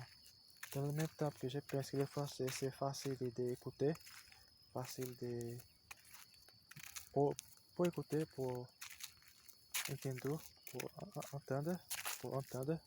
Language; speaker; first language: French; non-native, learner; Portuguese